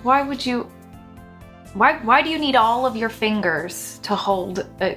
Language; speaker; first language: English; native; English